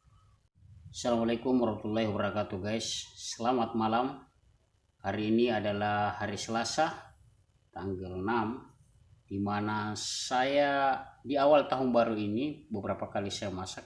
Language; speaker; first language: Indonesian; non-native, local second language; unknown